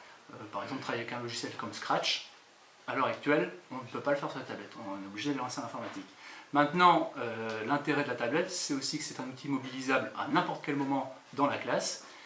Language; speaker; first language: French; native; French